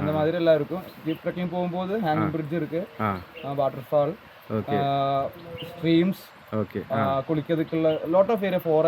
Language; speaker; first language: Tamil; non-native, local second language; Malayalam